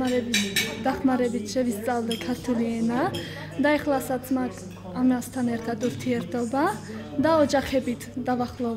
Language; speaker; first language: Georgian; non-native, local second language; Armenian